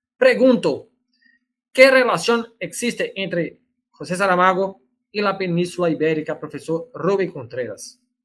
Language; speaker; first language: Spanish; non-native, learner; Portuguese